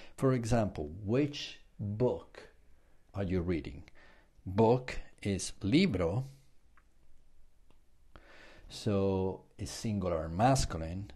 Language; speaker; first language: English; non-native, fluent; Italian